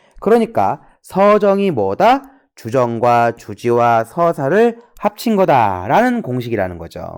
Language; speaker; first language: Korean; native; Korean